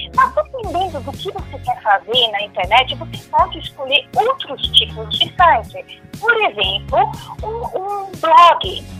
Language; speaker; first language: Portuguese; non-native, local second language; German